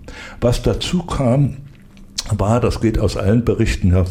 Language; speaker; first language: German; native; German